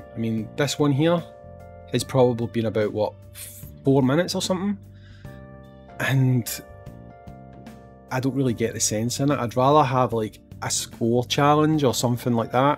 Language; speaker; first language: English; native; English